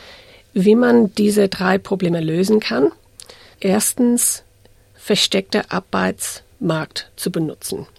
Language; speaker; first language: German; non-native, fluent; English